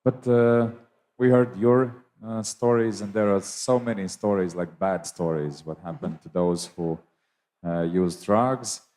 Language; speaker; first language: English; non-native, fluent; Latvian